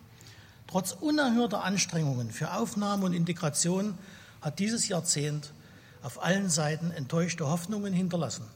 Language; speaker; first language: German; native; German